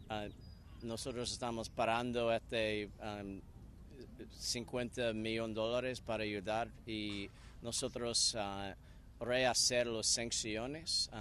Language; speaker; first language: Spanish; non-native, learner; English